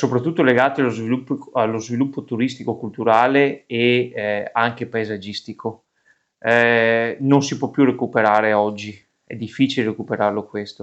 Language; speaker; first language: Italian; native; Italian